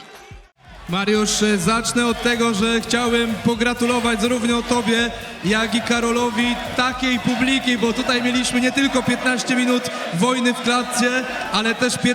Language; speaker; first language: Polish; native; Polish